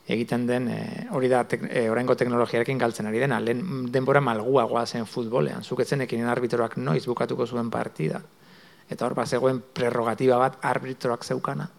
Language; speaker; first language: Basque; native; Basque